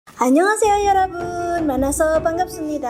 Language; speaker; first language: Korean; non-native, fluent; Indonesian